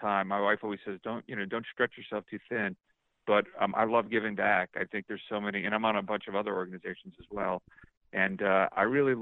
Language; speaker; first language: English; native; English